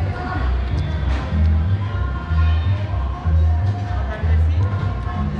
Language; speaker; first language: Spanish; native; Spanish